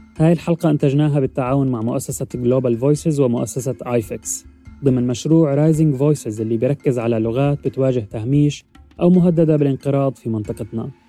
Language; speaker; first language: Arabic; native; Arabic